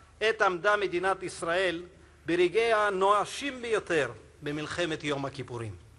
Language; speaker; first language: Hebrew; non-native, fluent; Russian